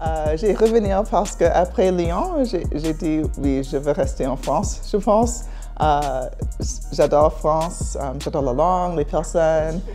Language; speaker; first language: French; non-native, fluent; English